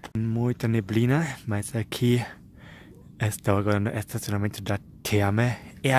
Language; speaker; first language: Portuguese; non-native, fluent; German